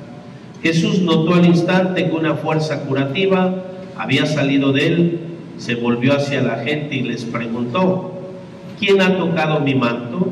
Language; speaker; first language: Spanish; native; Spanish